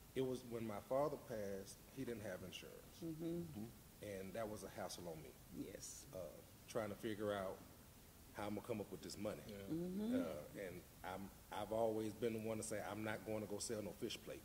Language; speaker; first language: English; native; English